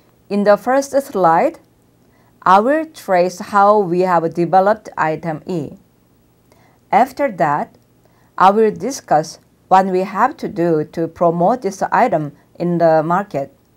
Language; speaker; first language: English; non-native, fluent; Korean